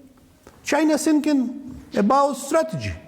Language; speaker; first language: English; non-native, learner; Ukrainian